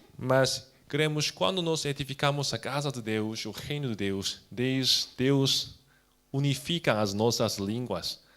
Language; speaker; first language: Portuguese; non-native, fluent; Korean